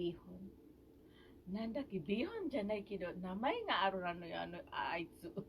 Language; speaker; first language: Japanese; non-native, fluent; Filipino